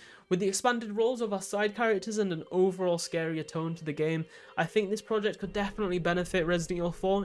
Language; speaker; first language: English; native; English